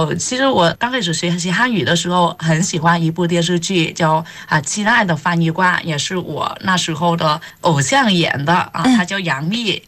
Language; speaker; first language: Chinese; non-native, fluent; Vietnamese